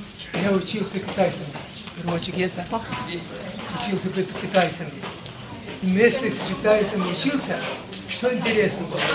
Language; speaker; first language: Russian; non-native, local second language; Tuvinian